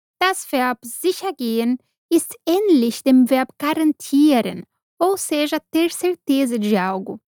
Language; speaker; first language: German; non-native, fluent; Portuguese